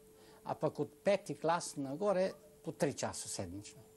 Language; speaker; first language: Bulgarian; early bilingual, heritage; Bulgarian